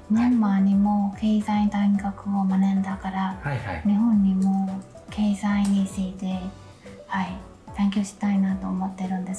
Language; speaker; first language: Japanese; non-native, learner; Burmese